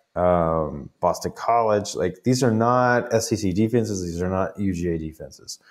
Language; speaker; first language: English; native; English